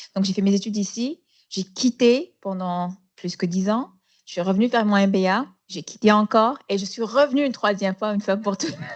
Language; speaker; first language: French; non-native, local second language; Arabic